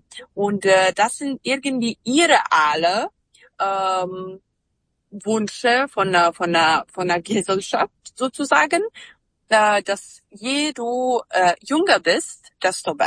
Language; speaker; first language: German; non-native, fluent; Serbian